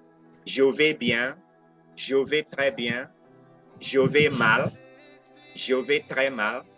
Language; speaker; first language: French; non-native, fluent; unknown